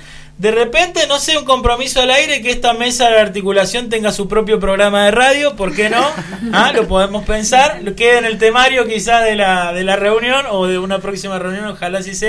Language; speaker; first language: Spanish; native; Spanish